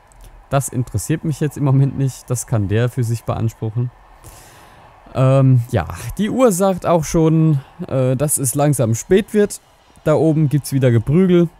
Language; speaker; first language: German; native; German